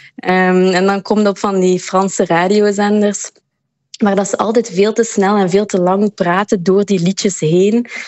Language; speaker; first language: Dutch; native; Dutch